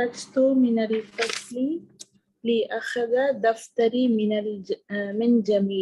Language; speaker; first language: Arabic; non-native, learner; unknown